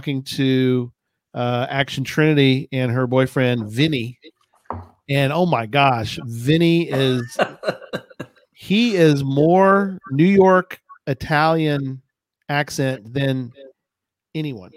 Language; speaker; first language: English; native; English